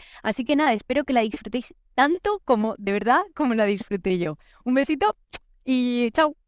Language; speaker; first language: Spanish; native; Spanish